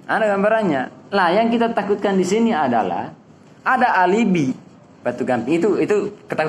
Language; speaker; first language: Indonesian; native; Indonesian